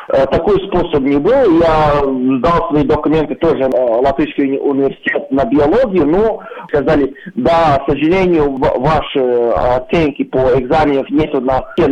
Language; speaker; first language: Russian; non-native, local second language; Latvian